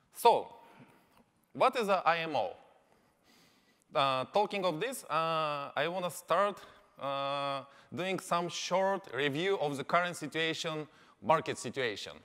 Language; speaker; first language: English; non-native, learner; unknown